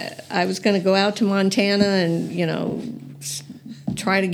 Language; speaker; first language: English; native; English